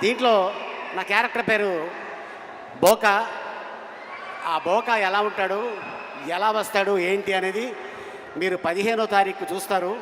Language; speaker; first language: Telugu; native; Telugu